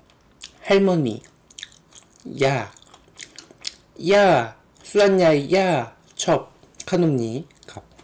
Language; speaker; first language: Thai; non-native, learner; Korean